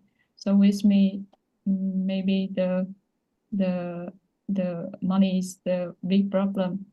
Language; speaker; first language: English; non-native, learner; Vietnamese